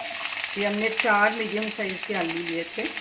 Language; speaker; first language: Hindi; native; Hindi